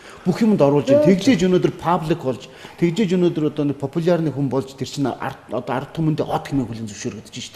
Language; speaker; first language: Mongolian; native; Mongolian